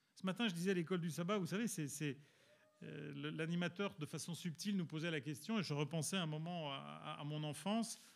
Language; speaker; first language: French; early bilingual, other home language; Italian